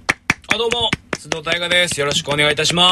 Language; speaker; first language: Japanese; native; Japanese